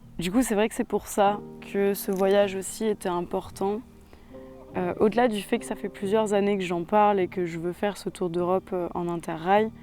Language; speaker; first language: French; native; French